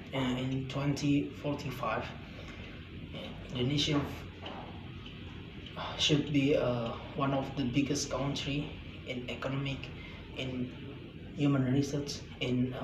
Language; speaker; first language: English; non-native, learner; Indonesian